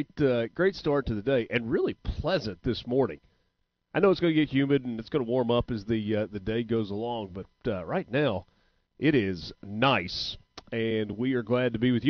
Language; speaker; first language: English; native; English